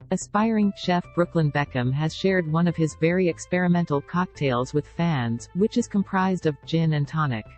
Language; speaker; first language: English; native; English